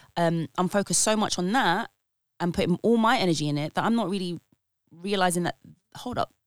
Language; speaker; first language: English; native; English